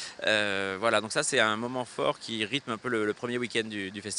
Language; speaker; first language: French; native; French